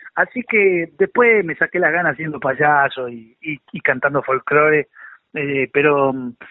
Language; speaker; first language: Spanish; native; Spanish